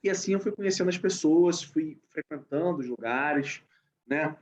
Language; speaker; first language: Portuguese; native; Portuguese